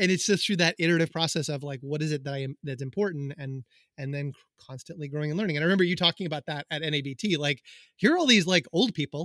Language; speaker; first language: English; native; English